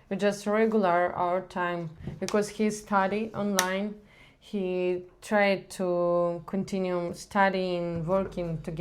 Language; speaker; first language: English; non-native, learner; Ukrainian